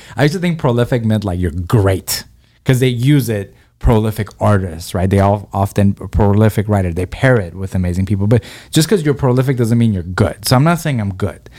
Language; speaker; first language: English; early bilingual, other home language; Persian